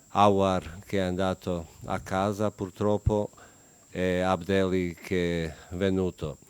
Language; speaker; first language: Italian; non-native, fluent; French